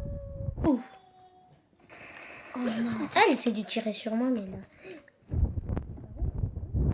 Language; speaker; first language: French; native; French